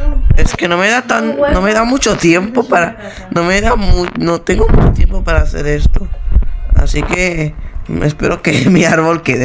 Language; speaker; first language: Spanish; native; Spanish